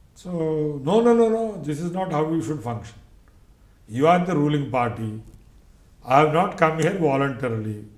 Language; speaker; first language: English; non-native, local second language; Telugu